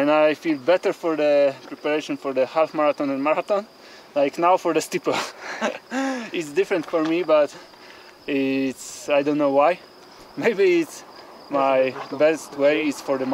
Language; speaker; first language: English; non-native, learner; Polish